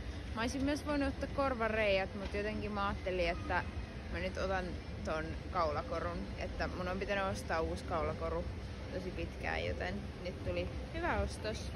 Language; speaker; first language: Finnish; native; Finnish